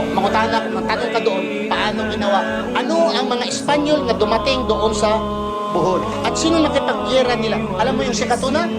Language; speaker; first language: Filipino; non-native, local second language; Cebuano